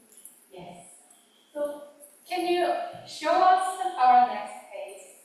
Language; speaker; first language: English; non-native, learner; Korean